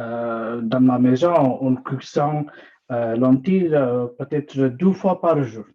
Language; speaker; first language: French; non-native, learner; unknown